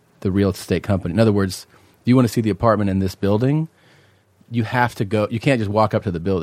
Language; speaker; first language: English; native; English